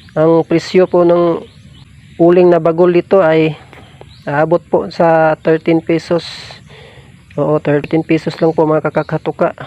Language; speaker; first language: Filipino; non-native, local second language; Cebuano